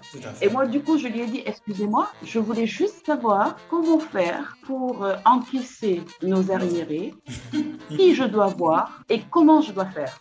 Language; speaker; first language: French; non-native, local second language; Wolof